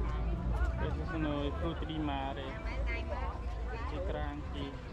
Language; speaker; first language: Italian; non-native, fluent; Vietnamese